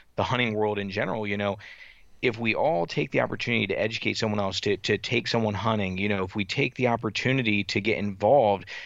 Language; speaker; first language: English; native; English